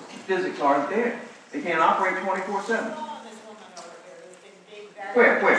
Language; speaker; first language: English; native; English